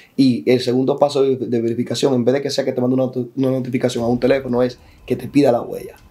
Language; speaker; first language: Spanish; native; Spanish